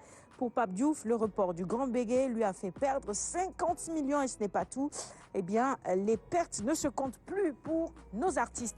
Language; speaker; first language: French; non-native, local second language; Wolof